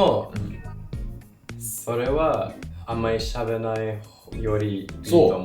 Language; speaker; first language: Japanese; non-native, learner; English